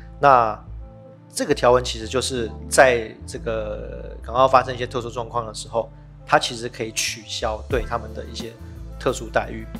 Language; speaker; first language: Chinese; native; Chinese